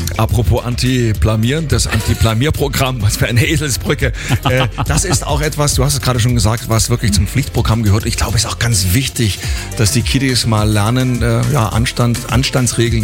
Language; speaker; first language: German; native; German